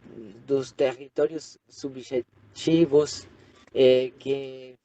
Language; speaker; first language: Portuguese; non-native, fluent; Spanish